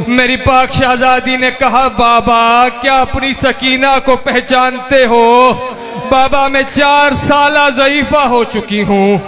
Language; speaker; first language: Urdu; non-native, local second language; Punjabi